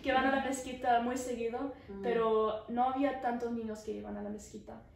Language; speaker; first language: Spanish; early bilingual, heritage; Spanish